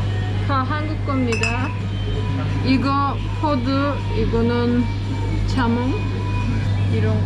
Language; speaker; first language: Korean; non-native, learner; Turkish